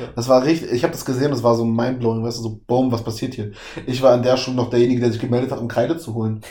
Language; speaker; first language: German; native; German